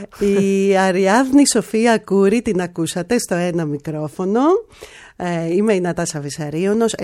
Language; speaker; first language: Greek; native; Greek